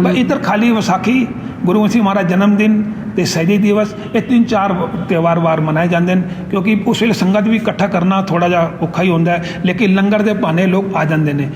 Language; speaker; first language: Punjabi; non-native, local second language; Hindi